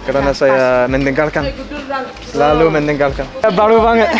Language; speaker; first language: Indonesian; non-native, learner; English